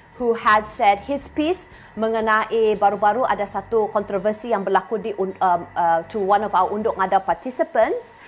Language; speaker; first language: English; non-native, local second language; Malay